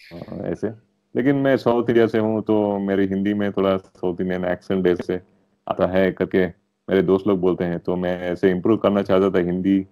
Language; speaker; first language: Hindi; non-native, local second language; Telugu